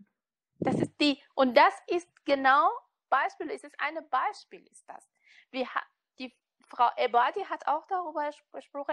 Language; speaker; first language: German; non-native, learner; Persian